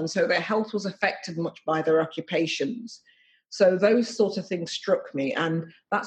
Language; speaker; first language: English; native; English